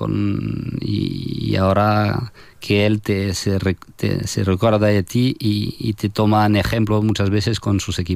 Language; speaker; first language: Spanish; non-native, fluent; French